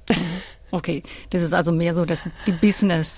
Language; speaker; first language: German; native; German